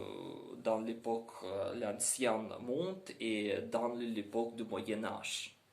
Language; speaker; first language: French; non-native, learner; Ukrainian